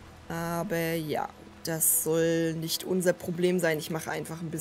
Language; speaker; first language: German; native; German